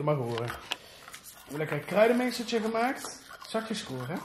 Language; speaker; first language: Dutch; native; Dutch